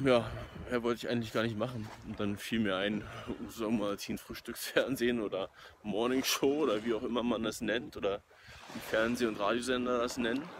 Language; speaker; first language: German; native; German